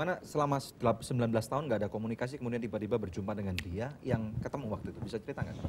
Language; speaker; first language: Indonesian; native; Indonesian